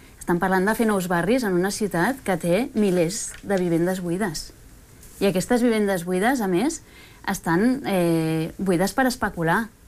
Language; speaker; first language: Catalan; early bilingual, other home language; Spanish